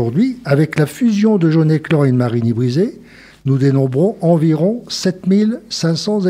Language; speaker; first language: French; native; French